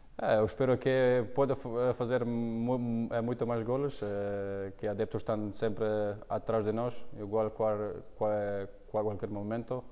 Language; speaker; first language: Portuguese; non-native, learner; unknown